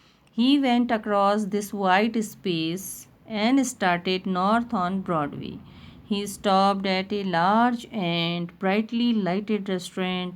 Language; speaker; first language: English; non-native, local second language; Hindi